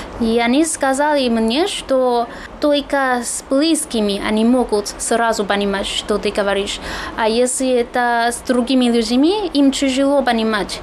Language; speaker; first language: Russian; non-native, fluent; Chinese